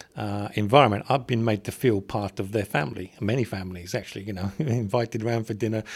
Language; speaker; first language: English; native; English